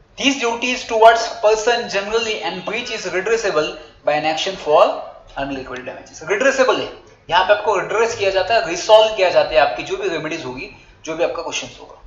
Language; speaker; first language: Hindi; non-native, local second language; Marathi